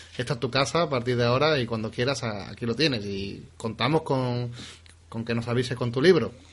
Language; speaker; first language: Spanish; native; Spanish